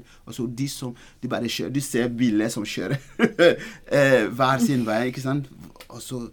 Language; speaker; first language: Norwegian; non-native, fluent; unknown